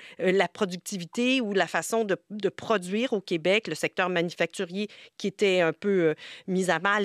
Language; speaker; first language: French; native; French